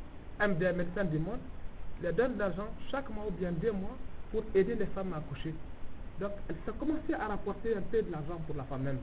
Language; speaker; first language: French; non-native, local second language; Tamasheq